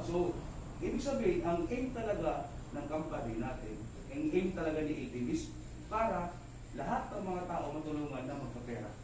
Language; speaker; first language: Filipino; non-native, local second language; Cebuano